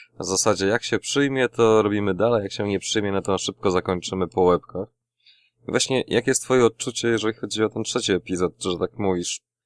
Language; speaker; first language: Polish; native; Polish